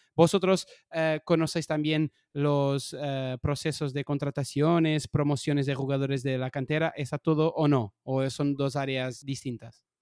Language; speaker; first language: Spanish; non-native, fluent; Portuguese